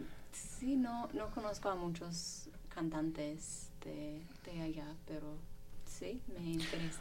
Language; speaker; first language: Spanish; non-native, fluent; English